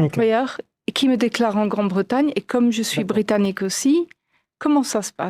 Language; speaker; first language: French; non-native, fluent; English